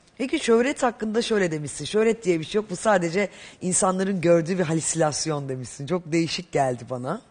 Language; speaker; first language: Turkish; native; Turkish